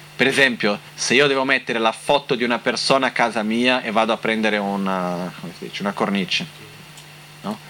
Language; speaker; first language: Italian; non-native, fluent; Portuguese